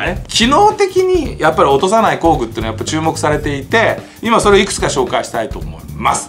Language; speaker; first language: Japanese; native; Japanese